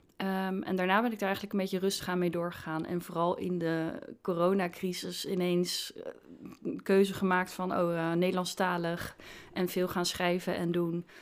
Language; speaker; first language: Dutch; native; Dutch